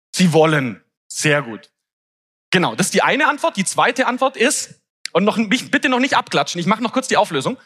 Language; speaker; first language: German; native; German